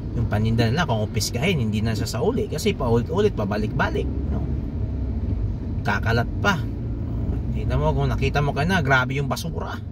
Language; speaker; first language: Filipino; native; Filipino